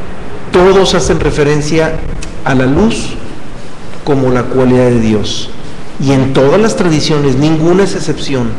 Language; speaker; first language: Spanish; native; Spanish